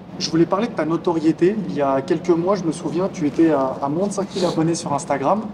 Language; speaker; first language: French; native; French